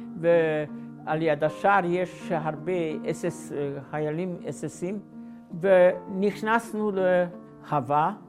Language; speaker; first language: Hebrew; non-native, fluent; Hungarian